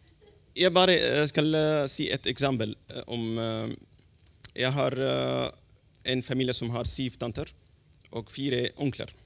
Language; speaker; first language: Norwegian; non-native, learner; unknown